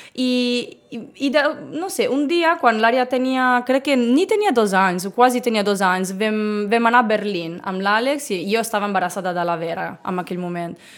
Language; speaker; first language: Catalan; non-native, fluent; Italian